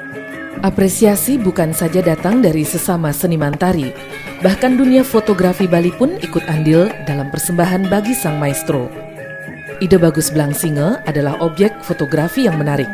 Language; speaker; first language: Indonesian; native; Indonesian